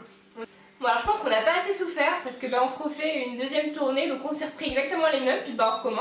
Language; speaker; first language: French; native; French